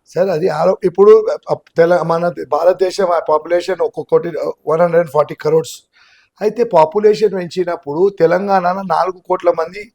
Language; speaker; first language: Telugu; non-native, local second language; Gujarati